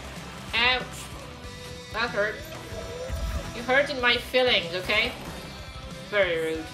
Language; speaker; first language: English; non-native, fluent; French